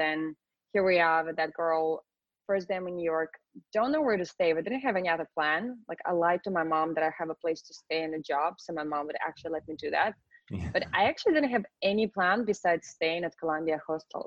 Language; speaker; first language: English; non-native, fluent; Russian